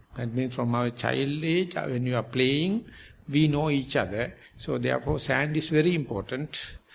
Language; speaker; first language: English; non-native, local second language; Sinhala